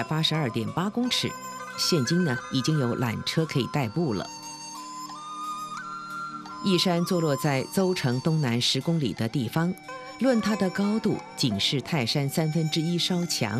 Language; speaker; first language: Chinese; native; Chinese